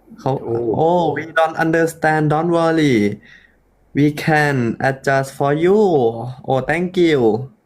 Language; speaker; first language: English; non-native, learner; Thai